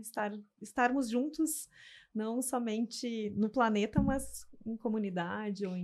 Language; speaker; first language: Portuguese; native; Portuguese